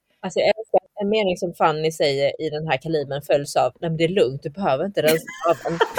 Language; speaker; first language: Swedish; early bilingual, heritage; Chinese